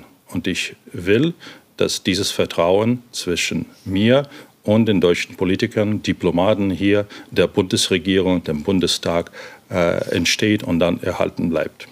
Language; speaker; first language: German; non-native, fluent; Ukrainian